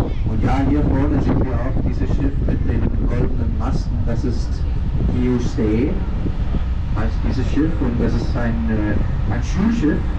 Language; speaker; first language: German; non-native, fluent; Danish